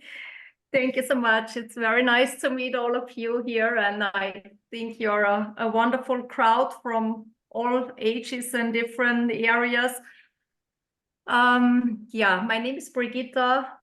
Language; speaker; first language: English; non-native, fluent; German